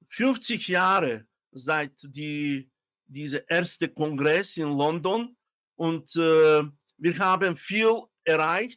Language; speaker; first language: German; non-native, fluent; Romany